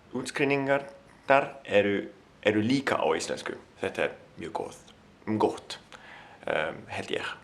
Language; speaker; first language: Icelandic; non-native, learner; Italian